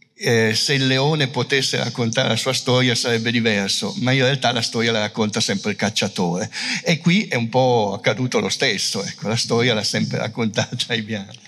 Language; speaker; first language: Italian; native; Italian